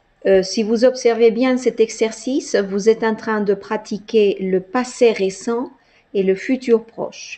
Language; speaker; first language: French; non-native, fluent; Spanish